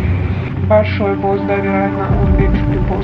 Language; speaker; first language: Russian; non-native, learner; Uzbek